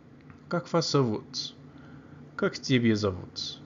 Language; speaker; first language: Russian; non-native, learner; English